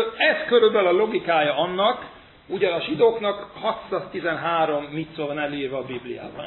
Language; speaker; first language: Hungarian; non-native, fluent; English